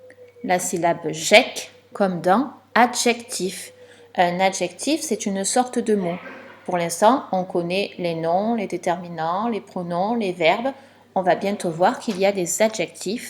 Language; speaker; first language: French; native; French